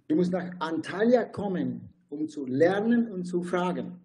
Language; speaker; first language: German; non-native, fluent; Turkish